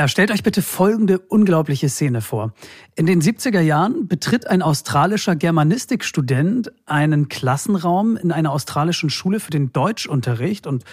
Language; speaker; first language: German; native; German